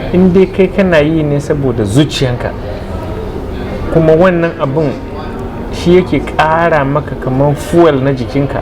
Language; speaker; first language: Hausa; native; Hausa